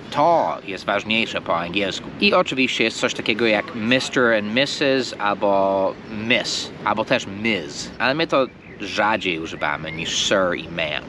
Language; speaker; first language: Polish; non-native, fluent; English